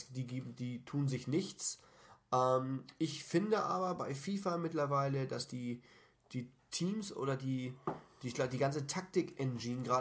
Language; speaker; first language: German; native; German